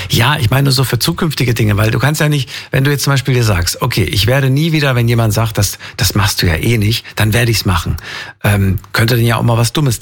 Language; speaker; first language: German; native; German